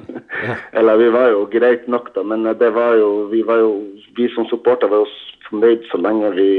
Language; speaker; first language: Norwegian; non-native, fluent; Tibetan